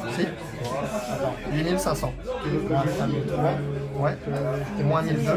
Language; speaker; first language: French; native; French